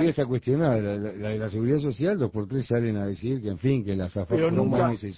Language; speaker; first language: Spanish; native; Spanish